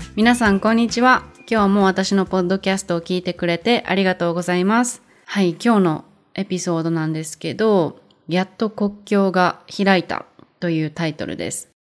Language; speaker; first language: Japanese; native; Japanese